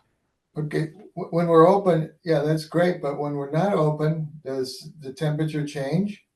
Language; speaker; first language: English; native; English